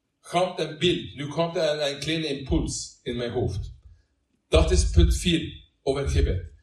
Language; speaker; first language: Dutch; non-native, learner; Norwegian